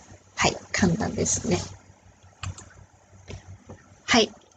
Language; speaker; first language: Japanese; non-native, fluent; Chinese